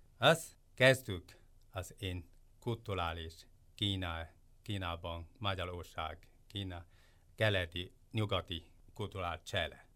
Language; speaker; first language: Hungarian; non-native, learner; Chinese